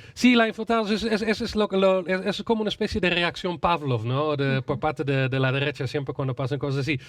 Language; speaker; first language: Spanish; non-native, fluent; Dutch